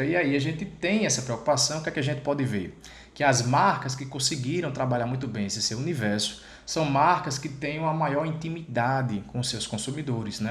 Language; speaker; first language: Portuguese; native; Portuguese